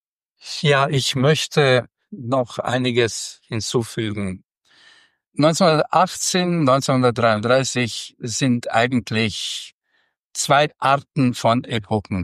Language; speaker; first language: German; non-native, fluent; Romanian